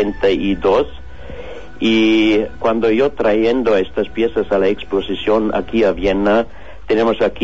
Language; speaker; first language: Spanish; non-native, learner; German